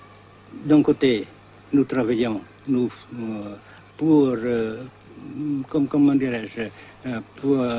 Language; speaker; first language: French; non-native, fluent; Vietnamese